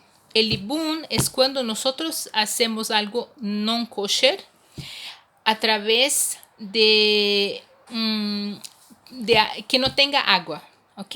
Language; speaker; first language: Spanish; non-native, fluent; Portuguese